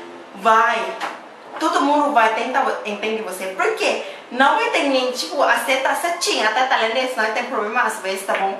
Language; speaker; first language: Portuguese; non-native, learner; Thai